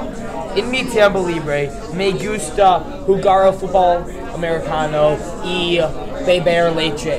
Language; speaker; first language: Spanish; non-native, learner; English